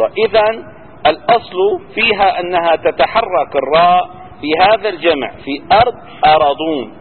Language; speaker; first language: Arabic; native; Arabic